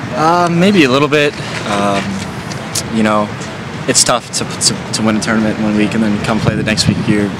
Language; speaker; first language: English; native; English